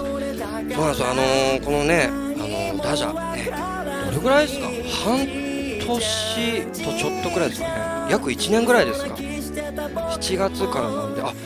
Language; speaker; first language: Japanese; native; Japanese